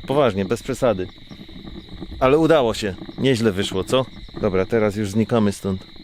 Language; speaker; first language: Polish; native; Polish